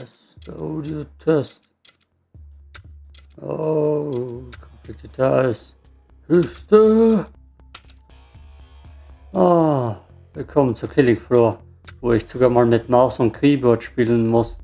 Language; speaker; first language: German; native; German